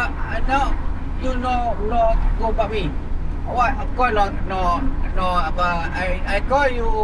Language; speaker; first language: English; non-native, learner; Malay